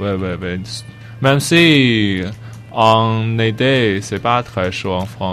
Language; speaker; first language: French; non-native, learner; Chinese